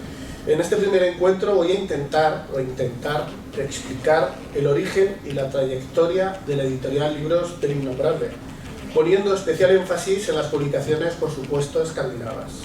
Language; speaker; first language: Spanish; native; Spanish